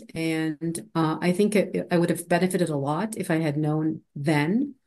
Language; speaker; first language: English; non-native, fluent; Arabic